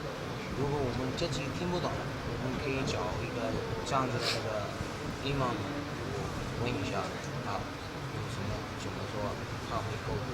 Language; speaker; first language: Chinese; non-native, learner; Punjabi